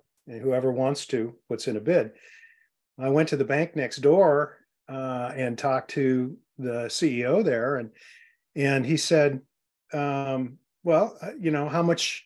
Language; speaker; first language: English; native; English